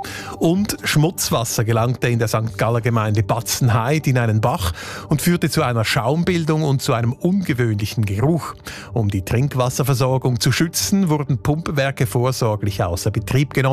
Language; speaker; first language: German; native; German